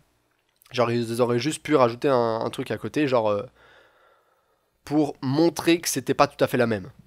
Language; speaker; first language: French; native; French